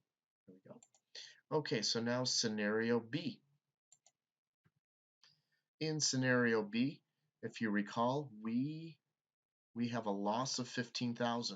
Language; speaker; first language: English; native; English